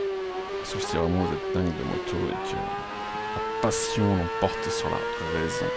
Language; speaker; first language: French; native; French